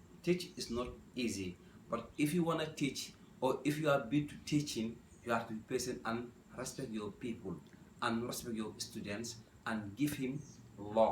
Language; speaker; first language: English; non-native, learner; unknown